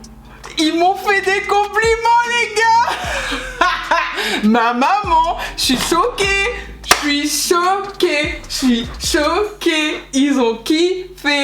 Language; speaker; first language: French; native; French